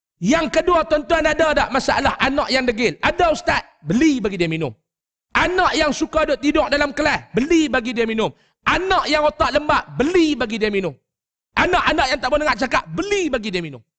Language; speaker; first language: Malay; native; Malay